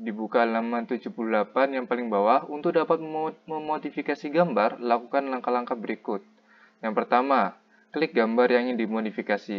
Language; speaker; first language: Indonesian; native; Indonesian